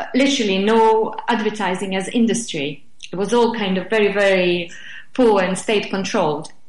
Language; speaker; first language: English; non-native, fluent; Russian